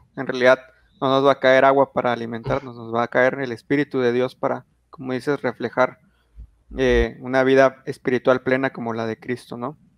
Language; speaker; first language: Spanish; native; Spanish